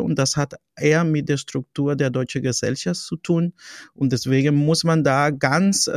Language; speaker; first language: German; non-native, fluent; Spanish